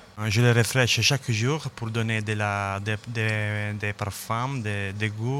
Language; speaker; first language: French; non-native, learner; Italian